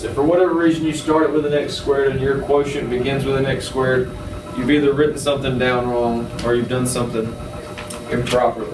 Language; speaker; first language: English; native; English